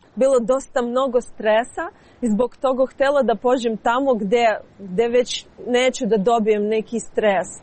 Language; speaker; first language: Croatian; non-native, learner; Ukrainian